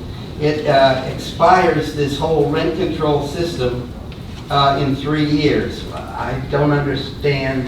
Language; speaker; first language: English; native; English